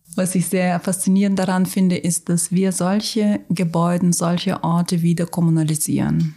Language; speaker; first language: German; non-native, fluent; Turkish